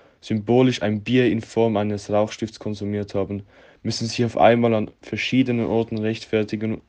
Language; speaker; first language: German; native; German